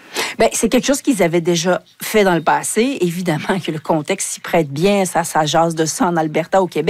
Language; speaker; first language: French; native; French